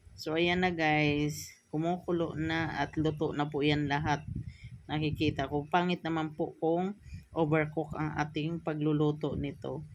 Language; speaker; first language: Filipino; native; Filipino